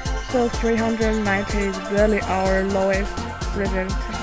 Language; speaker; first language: English; non-native, learner; Chinese